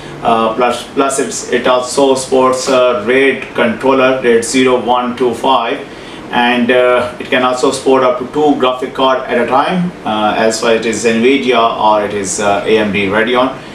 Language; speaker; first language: English; non-native, local second language; Urdu